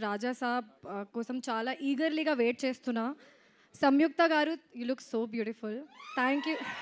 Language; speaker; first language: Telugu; non-native, fluent; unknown